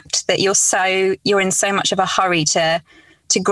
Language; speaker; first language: English; native; English